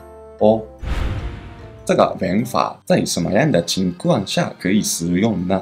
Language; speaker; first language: Chinese; non-native, fluent; Japanese